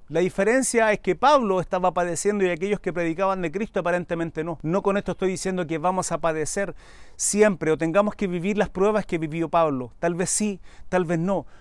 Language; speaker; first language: Spanish; native; Spanish